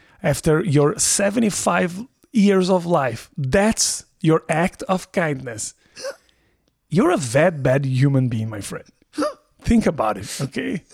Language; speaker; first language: English; non-native, fluent; Portuguese